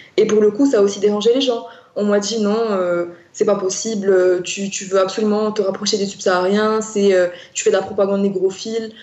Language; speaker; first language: French; non-native, local second language; Arabic